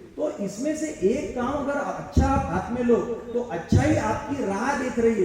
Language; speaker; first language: Hindi; non-native, local second language; Marathi